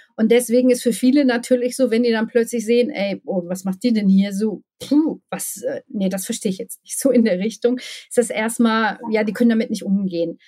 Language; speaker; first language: German; native; German